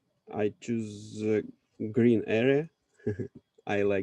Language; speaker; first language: English; non-native, learner; Russian